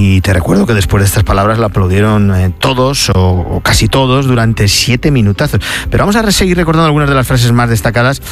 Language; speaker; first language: Spanish; native; Spanish